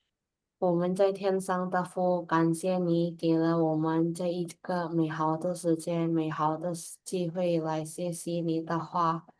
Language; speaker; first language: Chinese; non-native, learner; Indonesian